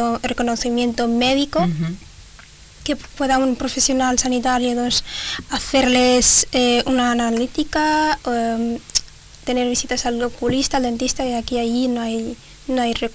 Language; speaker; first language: Spanish; early bilingual, other home language; Arabic